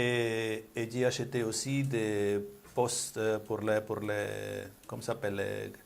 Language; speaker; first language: French; non-native, learner; Spanish